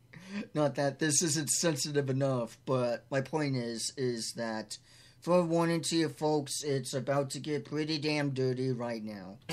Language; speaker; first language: English; native; English